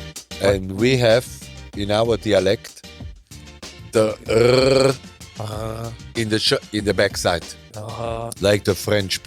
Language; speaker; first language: English; non-native, learner; German